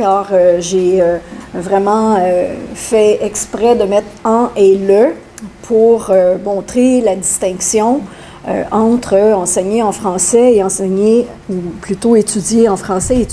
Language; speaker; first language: French; native; French